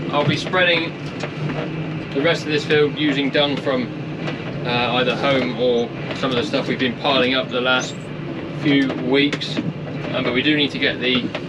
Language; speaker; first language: English; native; English